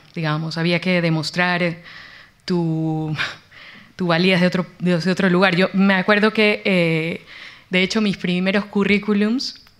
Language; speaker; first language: Spanish; native; Spanish